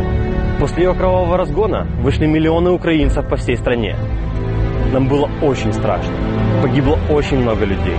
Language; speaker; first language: Russian; native; Russian